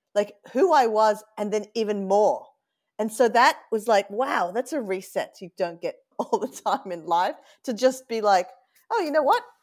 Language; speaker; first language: English; native; English